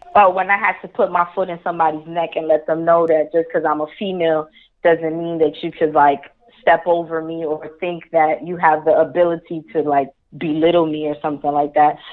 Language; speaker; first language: English; early bilingual, other home language; Spanish